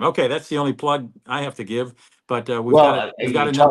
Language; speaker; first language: English; native; English